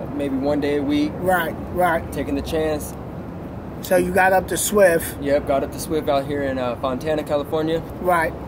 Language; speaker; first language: English; native; English